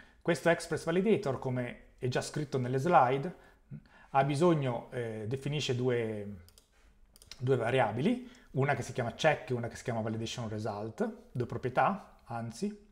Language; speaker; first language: Italian; native; Italian